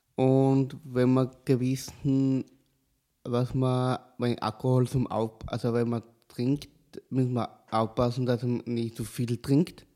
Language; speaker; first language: German; native; German